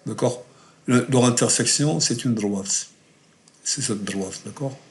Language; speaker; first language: French; non-native, local second language; Arabic